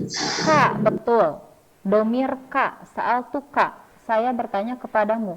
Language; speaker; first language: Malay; non-native, local second language; Sundanese